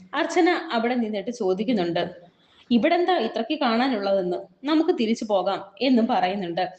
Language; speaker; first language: Malayalam; native; Malayalam